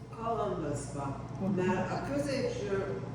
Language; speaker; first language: Hungarian; early bilingual, heritage; Hungarian